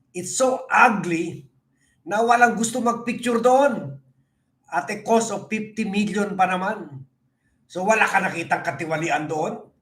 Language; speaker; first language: Filipino; native; Filipino